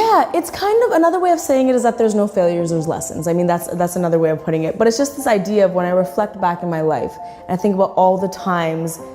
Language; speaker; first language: English; native; English